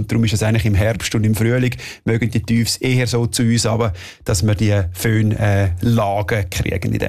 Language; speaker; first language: German; native; German